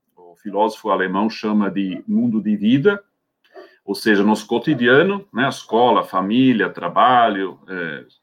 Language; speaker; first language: Portuguese; non-native, fluent; Swiss German